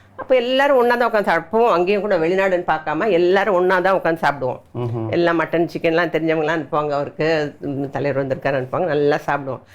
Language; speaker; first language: Tamil; native; Tamil